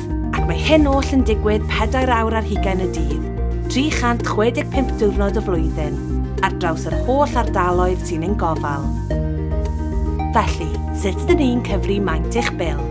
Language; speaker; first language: Welsh; native; Welsh